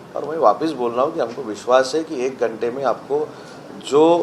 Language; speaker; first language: Hindi; non-native, local second language; Marathi